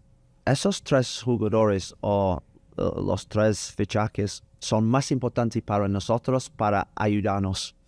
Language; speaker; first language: Spanish; non-native, learner; English